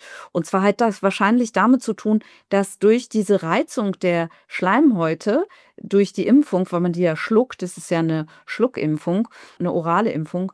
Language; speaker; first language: German; native; German